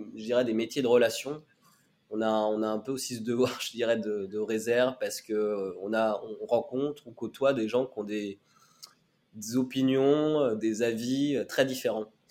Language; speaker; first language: French; native; French